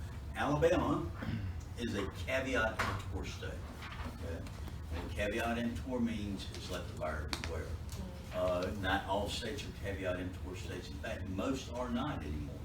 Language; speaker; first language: English; native; English